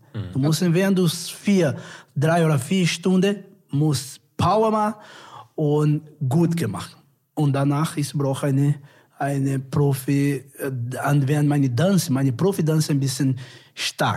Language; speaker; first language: German; non-native, learner; Portuguese